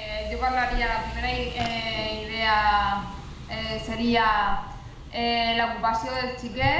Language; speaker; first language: Catalan; non-native, local second language; Spanish